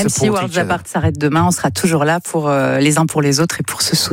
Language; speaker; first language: French; native; French